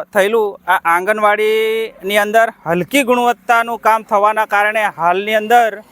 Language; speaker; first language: Gujarati; native; Gujarati